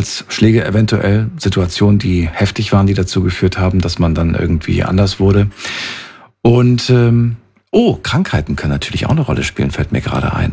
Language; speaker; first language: German; native; German